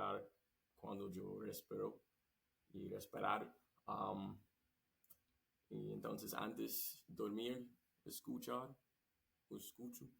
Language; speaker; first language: Spanish; non-native, learner; English